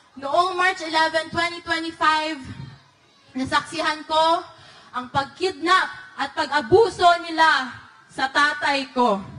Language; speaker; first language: Filipino; non-native, local second language; Chavacano